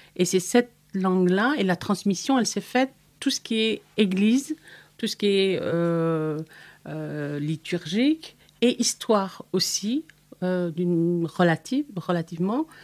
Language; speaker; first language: French; non-native, fluent; Tigrinya